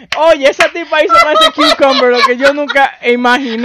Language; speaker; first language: Spanish; early bilingual, heritage; Spanish